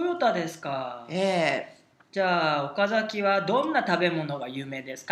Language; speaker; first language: Japanese; native; Japanese